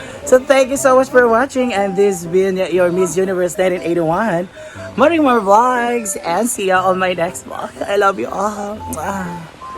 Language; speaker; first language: English; non-native, local second language; Filipino